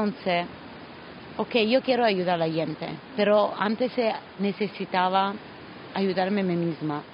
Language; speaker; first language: Spanish; non-native, learner; Italian